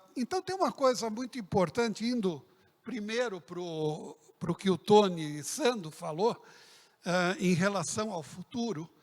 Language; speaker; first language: Portuguese; early bilingual, other home language; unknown